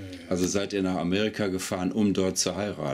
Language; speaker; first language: German; native; German